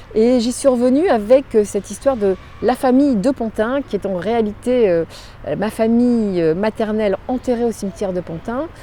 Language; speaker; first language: French; native; French